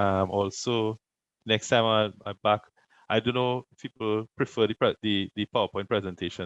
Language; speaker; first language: English; native; English